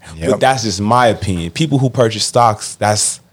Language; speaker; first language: English; native; English